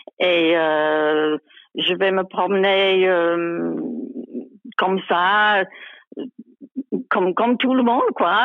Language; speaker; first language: French; non-native, fluent; English